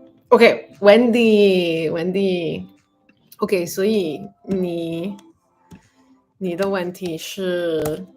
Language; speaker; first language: Chinese; non-native, learner; English